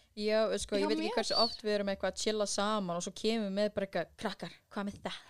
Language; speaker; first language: Icelandic; native; Icelandic